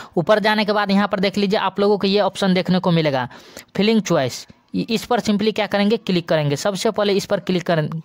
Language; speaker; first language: Hindi; native; Hindi